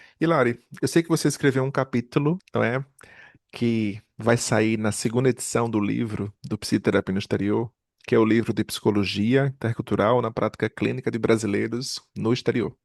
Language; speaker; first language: Portuguese; native; Portuguese